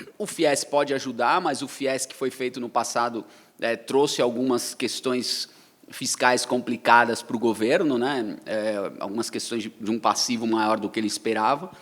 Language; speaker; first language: Portuguese; native; Portuguese